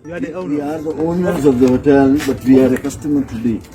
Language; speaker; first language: English; non-native, local second language; Ganda